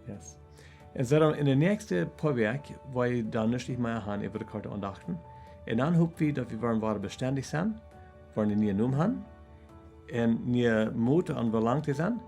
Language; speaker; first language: German; non-native, learner; Plautdietsch